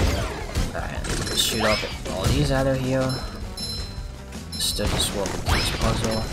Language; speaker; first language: English; native; English